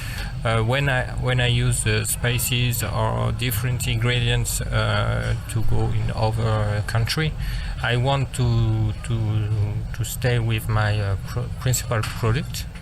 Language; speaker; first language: English; non-native, learner; French